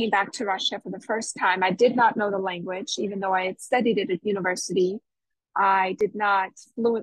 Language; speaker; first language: English; native; English